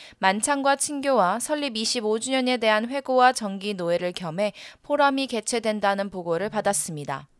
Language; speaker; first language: Korean; native; Korean